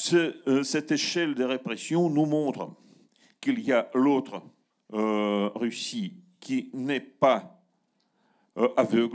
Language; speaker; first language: French; non-native, learner; Russian